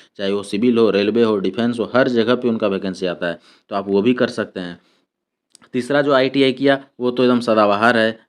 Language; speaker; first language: Hindi; native; Hindi